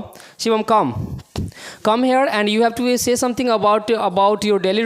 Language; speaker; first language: English; non-native, local second language; Hindi